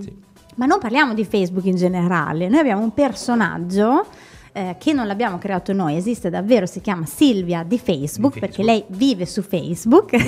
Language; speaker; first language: Italian; native; Italian